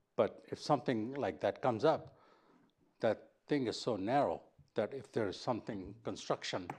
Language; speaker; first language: English; non-native, local second language; Punjabi